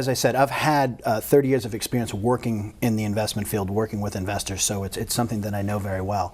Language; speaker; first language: English; native; English